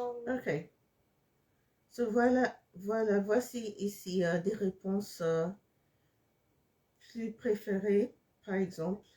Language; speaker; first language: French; non-native, fluent; English